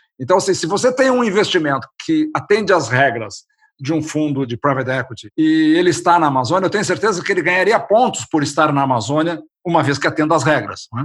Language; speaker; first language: Portuguese; native; Portuguese